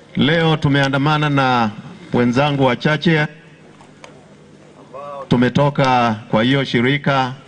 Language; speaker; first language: Swahili; non-native, local second language; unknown